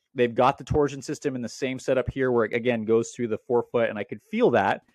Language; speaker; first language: English; native; English